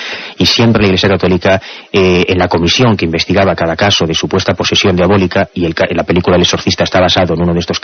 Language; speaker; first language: Spanish; native; Spanish